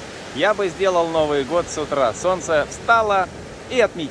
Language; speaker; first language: Russian; native; Russian